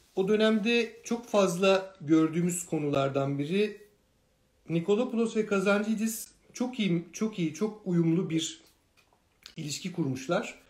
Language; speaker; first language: Turkish; native; Turkish